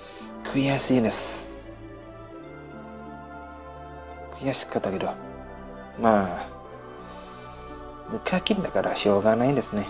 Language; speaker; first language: Japanese; non-native, learner; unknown